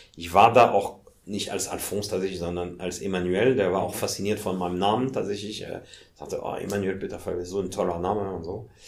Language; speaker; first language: German; non-native, fluent; French